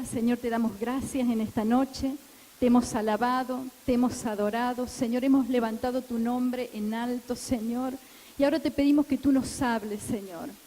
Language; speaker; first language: Spanish; native; Spanish